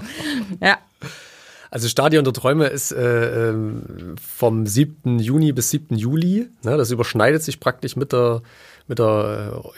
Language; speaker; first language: German; native; German